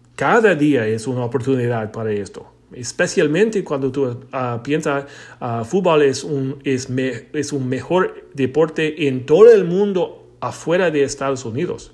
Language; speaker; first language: Spanish; non-native, learner; English